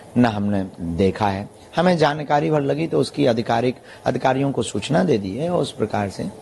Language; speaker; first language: Hindi; native; Hindi